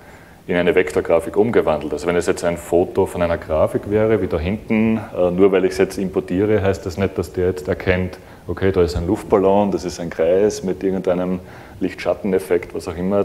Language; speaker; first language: German; native; German